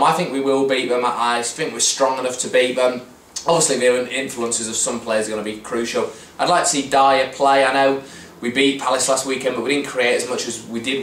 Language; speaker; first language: English; native; English